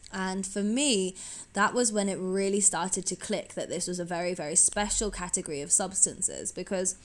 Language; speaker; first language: English; native; English